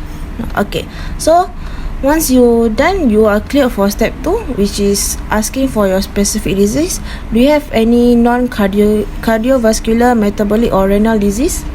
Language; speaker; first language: English; non-native, local second language; Malay